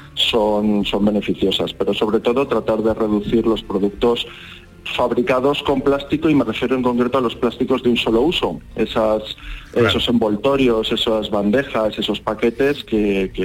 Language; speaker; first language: Spanish; native; Spanish